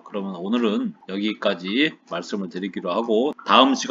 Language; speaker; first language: Korean; native; Korean